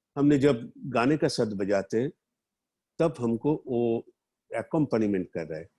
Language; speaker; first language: Hindi; non-native, local second language; Bangla